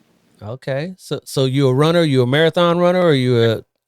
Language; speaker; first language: English; native; English